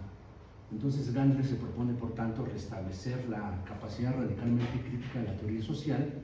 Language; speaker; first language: Spanish; native; Spanish